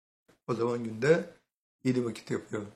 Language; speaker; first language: Turkish; native; Turkish